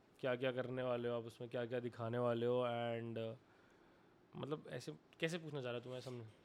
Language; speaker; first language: Hindi; native; Hindi